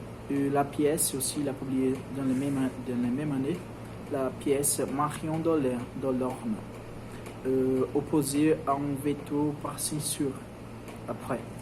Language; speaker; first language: French; non-native, learner; Portuguese